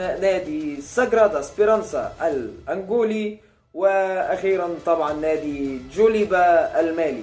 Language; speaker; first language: Arabic; native; Arabic